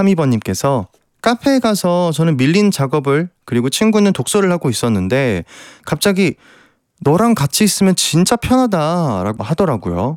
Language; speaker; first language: Korean; native; Korean